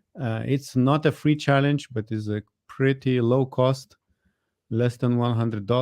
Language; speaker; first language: English; non-native, fluent; Lithuanian